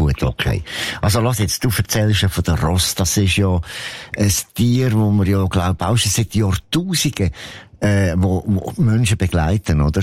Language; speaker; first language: German; native; German